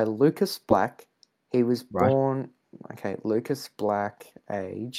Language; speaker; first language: English; native; English